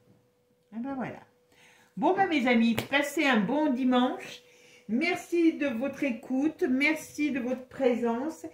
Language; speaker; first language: French; native; French